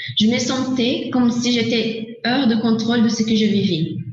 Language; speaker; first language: French; non-native, learner; Portuguese